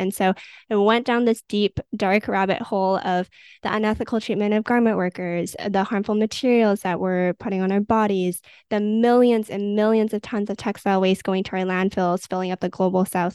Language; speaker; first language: English; native; English